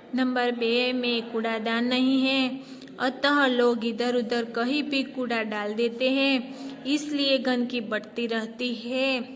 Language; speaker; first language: Hindi; non-native, local second language; Gujarati